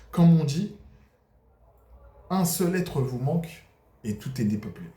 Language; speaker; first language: French; native; French